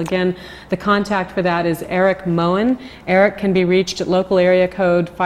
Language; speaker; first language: English; native; English